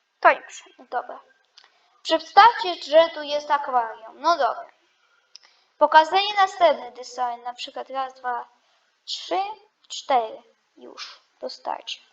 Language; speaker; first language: Polish; non-native, learner; Ukrainian